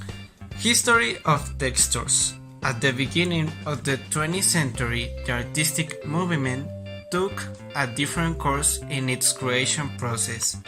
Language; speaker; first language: English; non-native, learner; Spanish